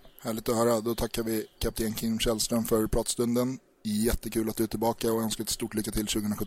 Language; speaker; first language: Swedish; native; Swedish